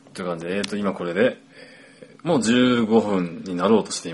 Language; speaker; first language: Japanese; native; Japanese